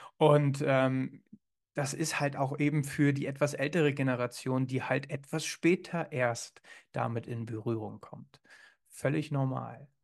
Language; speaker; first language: German; native; German